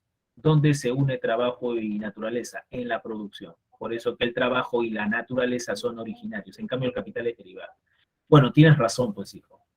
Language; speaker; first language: Spanish; native; Spanish